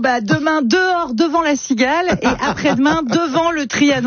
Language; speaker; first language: French; native; French